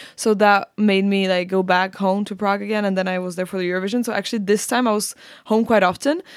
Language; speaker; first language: English; non-native, fluent; Czech